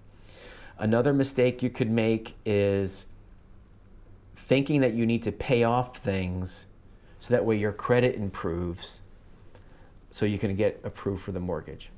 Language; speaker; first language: English; native; English